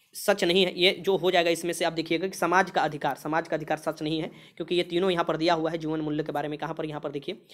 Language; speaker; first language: Hindi; native; Hindi